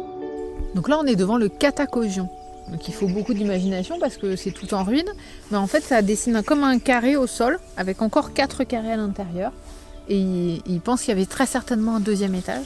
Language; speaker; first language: French; native; French